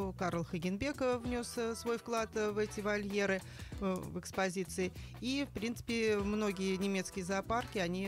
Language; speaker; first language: Russian; native; Russian